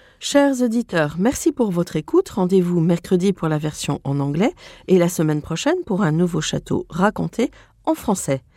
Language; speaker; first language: French; native; French